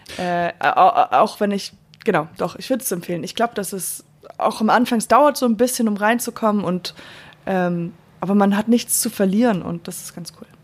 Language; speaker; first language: German; non-native, fluent; English